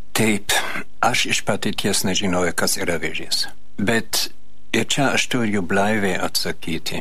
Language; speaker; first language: Lithuanian; non-native, fluent; German